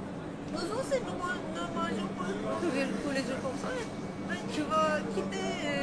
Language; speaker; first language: French; non-native, learner; Turkish